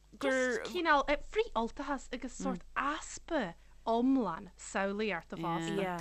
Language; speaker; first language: Irish; native; Irish